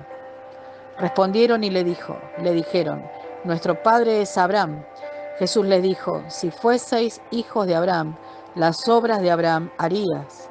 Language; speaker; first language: Spanish; native; Spanish